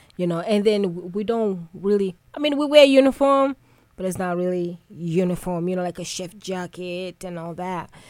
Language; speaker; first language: English; non-native, local second language; Swahili